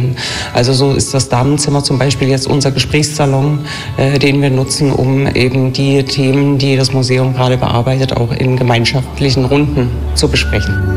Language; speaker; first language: German; native; German